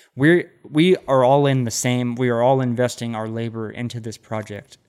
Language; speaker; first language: English; native; English